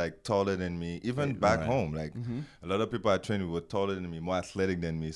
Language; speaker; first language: English; non-native, fluent; French